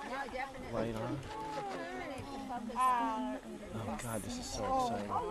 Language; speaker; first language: English; native; English